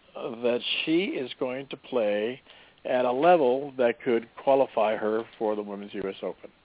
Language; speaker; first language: English; native; English